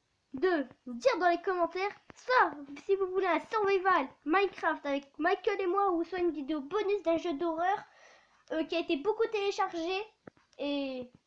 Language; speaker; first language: French; native; French